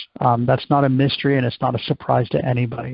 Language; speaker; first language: English; native; English